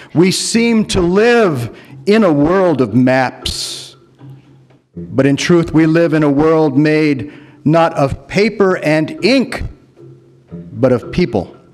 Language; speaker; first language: English; early bilingual, other home language; Spanish